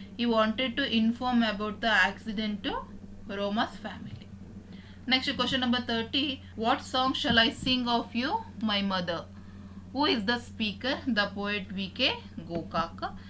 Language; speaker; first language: English; non-native, local second language; Kannada